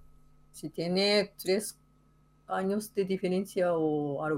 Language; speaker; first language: Spanish; non-native, fluent; Japanese